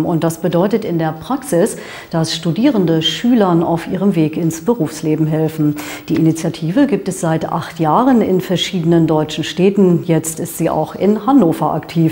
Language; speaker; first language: German; native; German